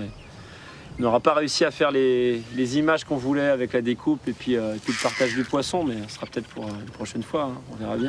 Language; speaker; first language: French; native; French